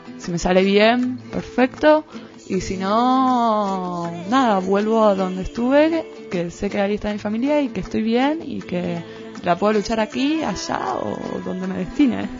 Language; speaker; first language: Spanish; native; Spanish